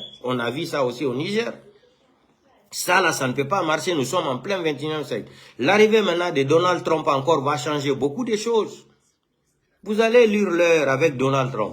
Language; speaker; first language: French; non-native, local second language; Fula